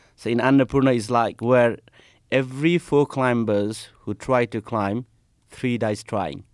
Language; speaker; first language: English; non-native, local second language; Nepali